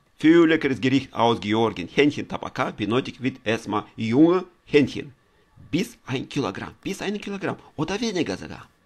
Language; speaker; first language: German; non-native, learner; Russian